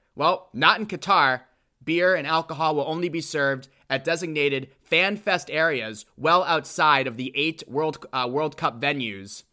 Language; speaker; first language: English; native; English